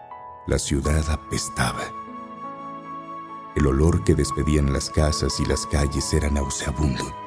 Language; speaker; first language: Spanish; native; Spanish